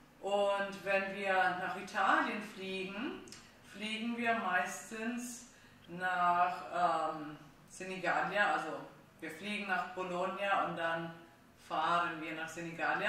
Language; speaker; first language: German; non-native, fluent; Italian